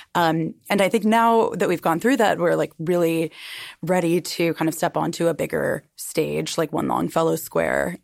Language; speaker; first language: English; native; English